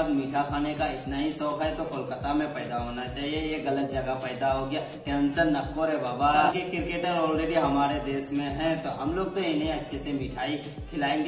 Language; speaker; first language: Hindi; native; Hindi